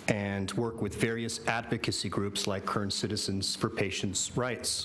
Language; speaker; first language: English; native; English